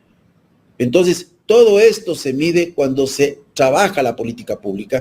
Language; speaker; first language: Spanish; native; Spanish